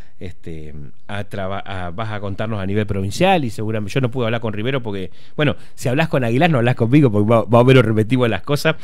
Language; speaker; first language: Spanish; native; Spanish